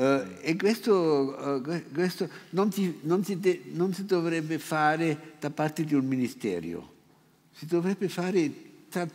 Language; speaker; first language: Italian; non-native, fluent; German